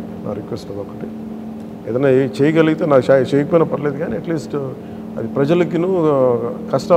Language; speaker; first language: Telugu; native; Telugu